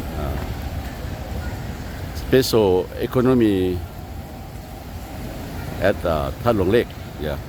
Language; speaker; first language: English; non-native, learner; Lao